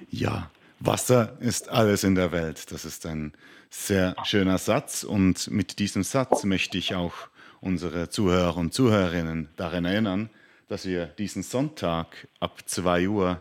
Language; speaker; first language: German; native; German